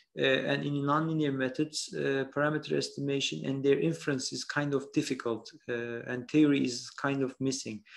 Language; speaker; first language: English; non-native, fluent; Turkish